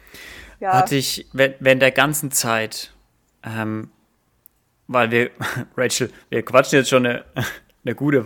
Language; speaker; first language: German; native; German